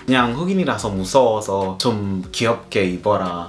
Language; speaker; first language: Korean; non-native, fluent; Gusii